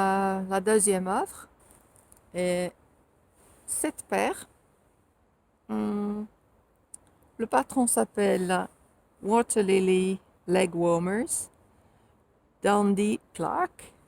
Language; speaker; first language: French; non-native, fluent; Finnish